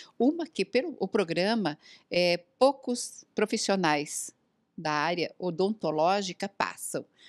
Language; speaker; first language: Portuguese; native; Portuguese